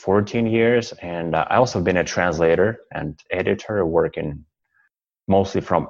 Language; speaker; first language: English; non-native, fluent; Russian